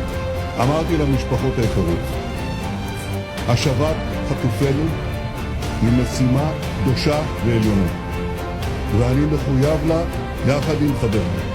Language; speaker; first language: Hebrew; native; Hebrew